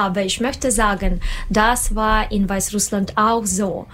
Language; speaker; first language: German; non-native, learner; Russian